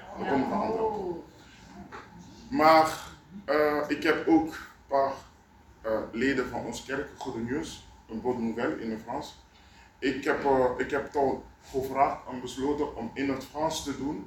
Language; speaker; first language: Dutch; non-native, local second language; Lingala